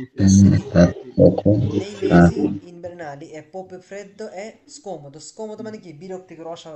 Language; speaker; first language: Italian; non-native, fluent; Bangla